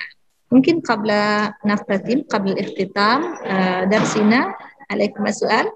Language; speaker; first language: Arabic; non-native, fluent; Indonesian